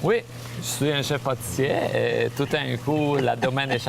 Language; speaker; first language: French; non-native, fluent; Armenian